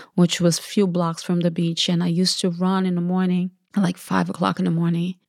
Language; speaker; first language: English; early bilingual, other home language; Portuguese